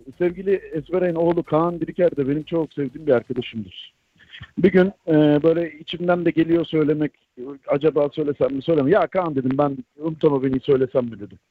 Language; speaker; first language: Turkish; native; Turkish